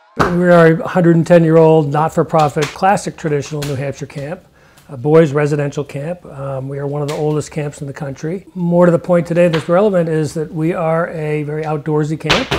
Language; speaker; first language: English; native; English